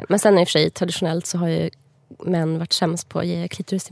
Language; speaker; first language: Swedish; native; Swedish